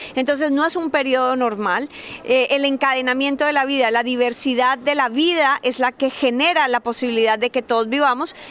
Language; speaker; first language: Spanish; native; Spanish